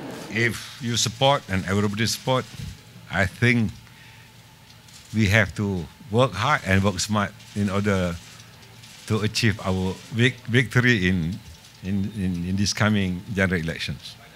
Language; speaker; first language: English; non-native, local second language; Malay